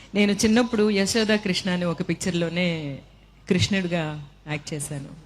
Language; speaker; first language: Telugu; native; Telugu